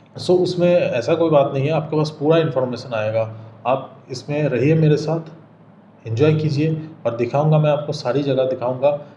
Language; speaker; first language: Hindi; non-native, local second language; Bangla